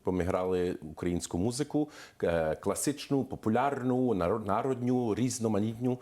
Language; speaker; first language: Ukrainian; early bilingual, heritage; Ukrainian